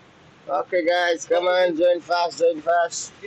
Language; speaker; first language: English; non-native, learner; Nepali